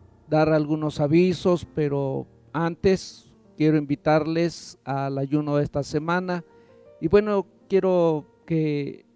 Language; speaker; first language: Spanish; native; Spanish